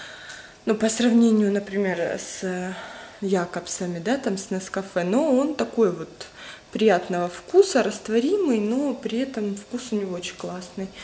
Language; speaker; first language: Russian; native; Russian